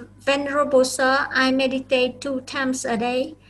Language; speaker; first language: English; non-native, fluent; Vietnamese